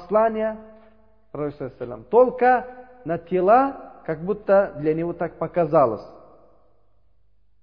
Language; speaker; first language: Russian; non-native, learner; Uzbek